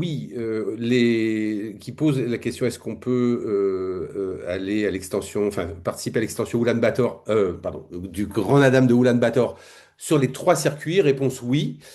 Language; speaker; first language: French; native; French